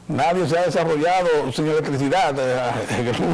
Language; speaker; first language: Spanish; native; Spanish